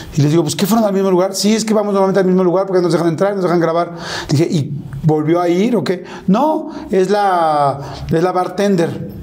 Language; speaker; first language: Spanish; native; Spanish